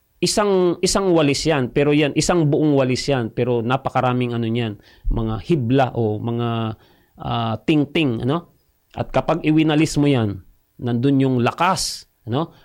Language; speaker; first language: Filipino; non-native, local second language; Cebuano